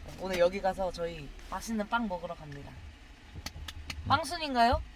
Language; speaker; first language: Korean; native; Korean